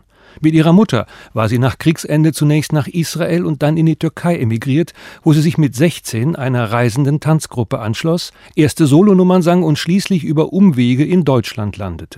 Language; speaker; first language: German; native; German